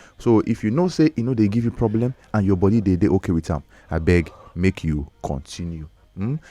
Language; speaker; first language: Nigerian Pidgin; native; Nigerian Pidgin